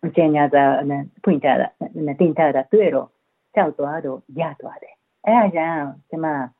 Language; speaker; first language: Burmese; non-native, fluent; Japanese